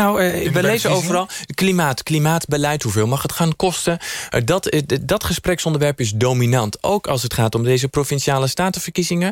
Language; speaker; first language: Dutch; native; Dutch